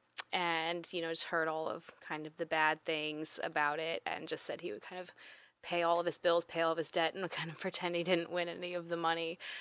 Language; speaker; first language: English; native; English